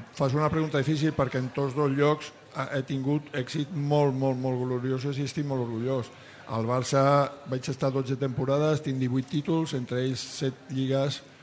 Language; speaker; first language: Catalan; non-native, local second language; Spanish